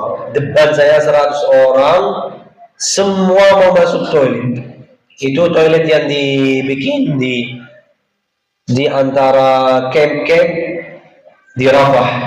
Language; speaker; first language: Indonesian; non-native, fluent; Arabic